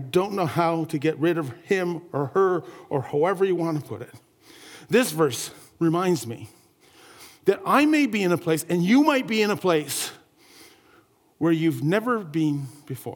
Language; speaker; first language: English; native; English